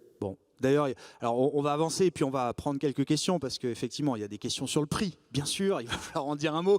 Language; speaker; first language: French; native; French